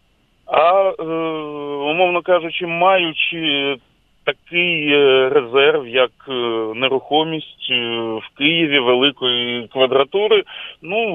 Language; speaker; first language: Ukrainian; native; Ukrainian